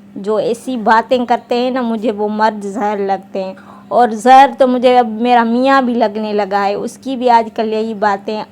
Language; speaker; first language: Urdu; non-native, local second language; Sindhi